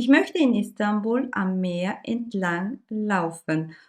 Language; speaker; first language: German; non-native, fluent; Turkish